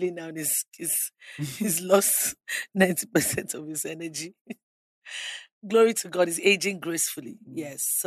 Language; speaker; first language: English; non-native, local second language; Ibibio